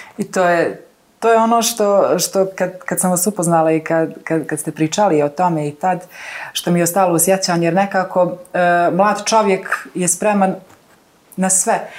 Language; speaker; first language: Bosnian; native; Bosnian